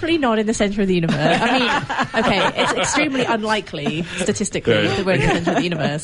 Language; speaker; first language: English; native; English